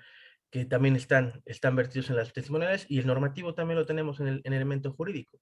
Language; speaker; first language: Spanish; native; Spanish